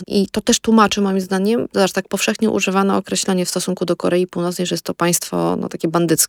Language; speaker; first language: Polish; native; Polish